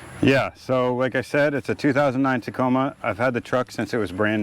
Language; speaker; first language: English; native; English